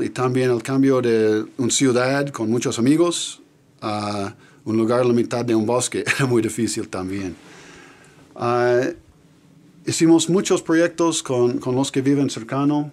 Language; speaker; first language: Spanish; non-native, fluent; English